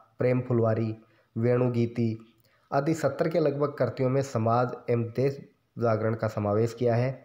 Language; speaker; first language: Hindi; native; Hindi